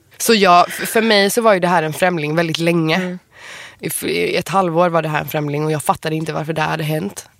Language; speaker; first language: Swedish; native; Swedish